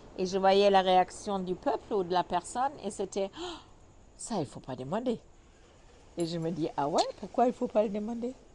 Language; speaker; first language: French; non-native, fluent; German